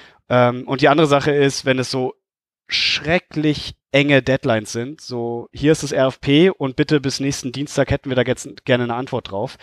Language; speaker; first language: German; native; German